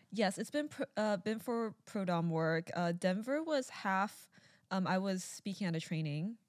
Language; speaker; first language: English; early bilingual, other home language; Chinese